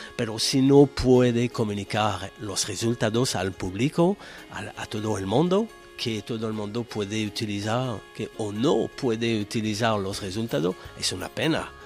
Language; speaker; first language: Spanish; non-native, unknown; French